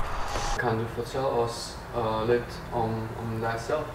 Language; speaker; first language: Danish; non-native, learner; Slovak